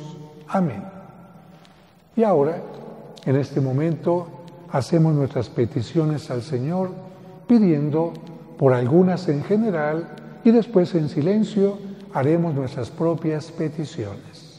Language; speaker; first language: Spanish; native; Spanish